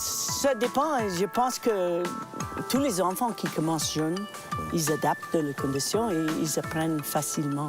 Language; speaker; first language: French; non-native, local second language; English